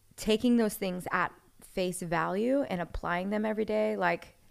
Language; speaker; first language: English; native; English